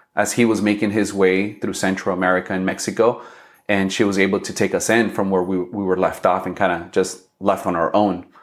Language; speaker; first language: English; early bilingual, other home language; Spanish